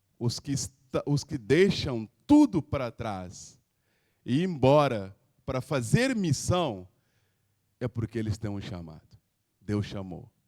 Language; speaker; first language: Portuguese; non-native, local second language; Upper Guinea Crioulo